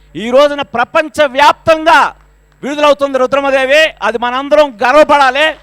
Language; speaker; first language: Telugu; native; Telugu